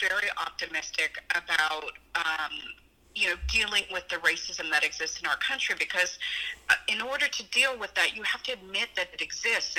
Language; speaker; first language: English; native; English